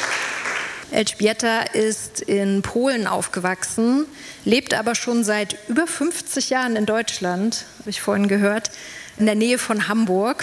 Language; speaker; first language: German; native; German